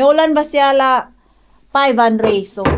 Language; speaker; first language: Finnish; non-native, learner; Filipino